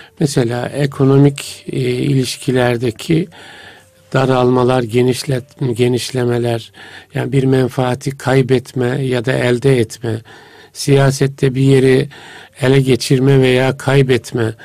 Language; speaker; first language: Turkish; native; Turkish